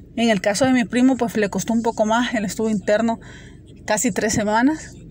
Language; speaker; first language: Spanish; native; Spanish